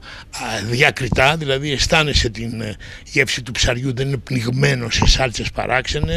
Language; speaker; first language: Greek; native; Greek